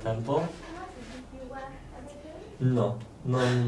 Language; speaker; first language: Italian; non-native, learner; Polish